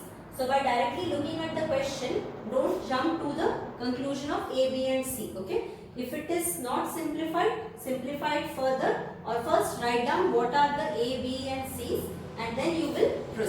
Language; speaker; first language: English; non-native, local second language; Hindi